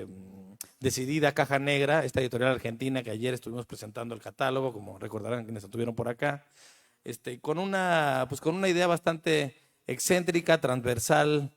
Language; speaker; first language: Spanish; native; Spanish